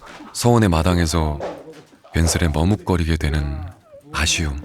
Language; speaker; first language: Korean; native; Korean